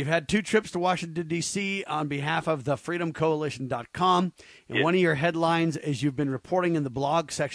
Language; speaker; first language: English; native; English